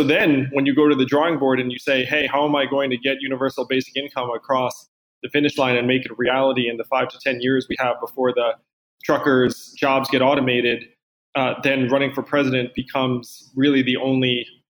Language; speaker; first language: English; native; English